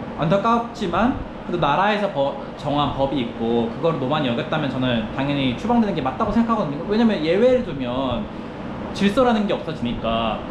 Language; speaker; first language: Korean; native; Korean